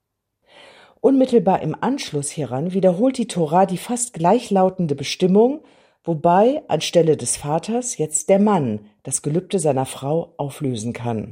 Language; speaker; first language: German; native; German